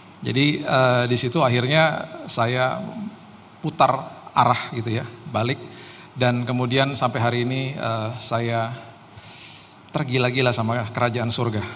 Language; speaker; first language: Indonesian; native; Indonesian